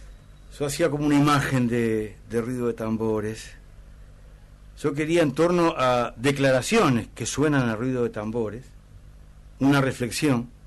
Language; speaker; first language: Spanish; native; Spanish